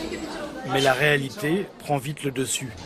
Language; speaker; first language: French; native; French